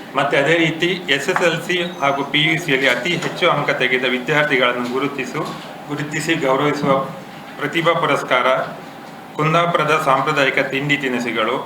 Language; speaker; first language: Kannada; native; Kannada